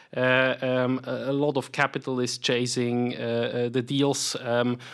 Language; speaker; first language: English; non-native, fluent; German